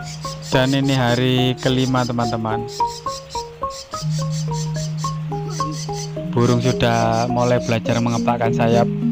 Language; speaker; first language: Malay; non-native, local second language; Javanese